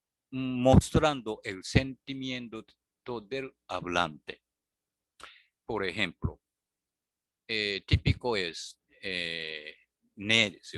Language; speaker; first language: Spanish; non-native, learner; Japanese